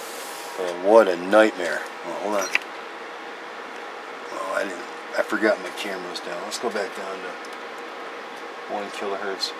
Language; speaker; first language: English; native; English